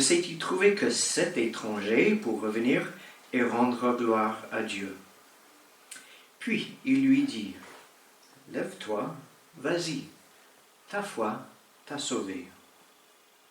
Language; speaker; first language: French; native; French